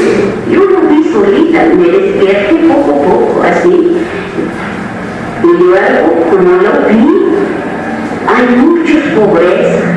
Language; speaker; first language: Spanish; non-native, local second language; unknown